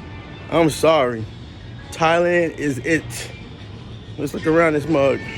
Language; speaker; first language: English; native; English